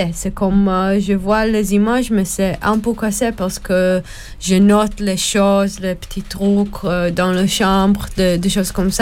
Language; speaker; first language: French; non-native, learner; Hebrew